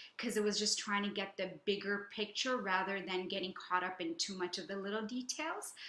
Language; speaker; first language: English; native; English